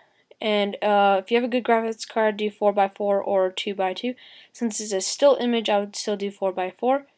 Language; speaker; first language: English; native; English